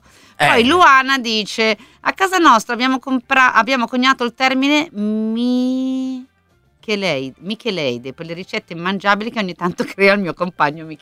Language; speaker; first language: Italian; native; Italian